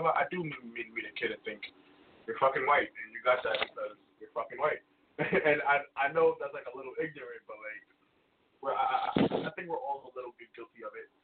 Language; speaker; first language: English; native; English